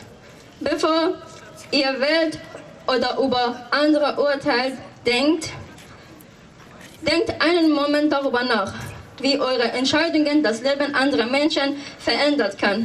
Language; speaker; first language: German; non-native, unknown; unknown